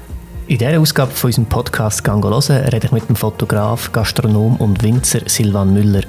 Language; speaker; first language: German; native; German